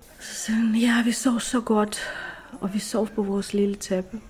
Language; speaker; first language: Danish; non-native, fluent; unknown